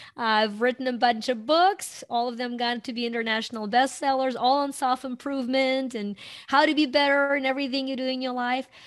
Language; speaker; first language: English; non-native, fluent; Ukrainian